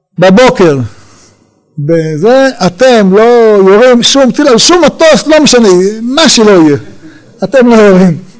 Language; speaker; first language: Hebrew; native; Hebrew